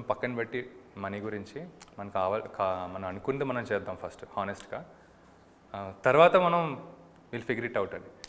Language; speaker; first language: Telugu; native; Telugu